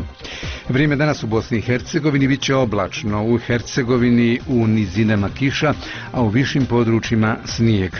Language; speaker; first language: Croatian; native; Croatian